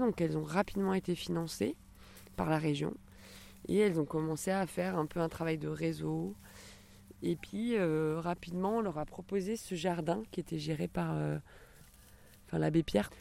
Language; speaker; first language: French; native; French